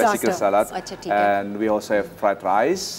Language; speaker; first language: English; non-native, fluent; Indonesian